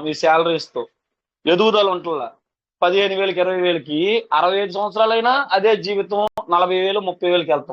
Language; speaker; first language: Telugu; native; Telugu